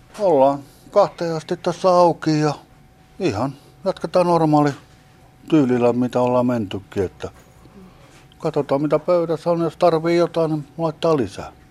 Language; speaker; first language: Finnish; native; Finnish